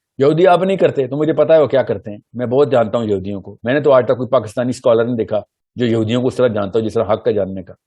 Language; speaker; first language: Urdu; early bilingual, heritage; Urdu